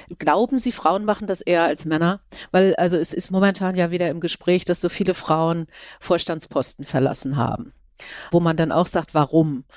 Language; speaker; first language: German; native; German